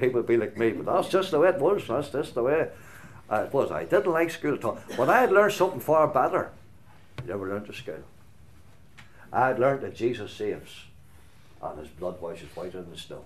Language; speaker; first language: English; native; English